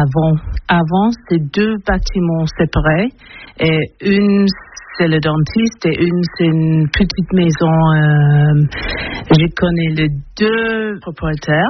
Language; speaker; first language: French; non-native, learner; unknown